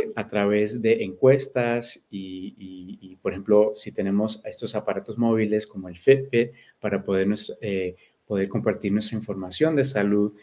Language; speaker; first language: Spanish; early bilingual, heritage; Spanish